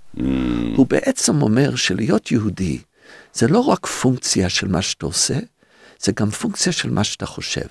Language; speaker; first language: Hebrew; early bilingual, other home language; English